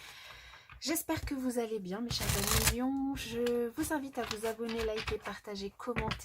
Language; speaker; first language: French; native; French